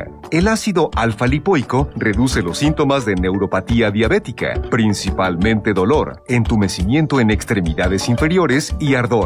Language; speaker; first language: Spanish; native; Spanish